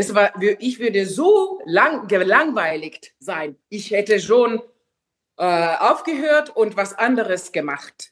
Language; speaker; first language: German; non-native, fluent; Finnish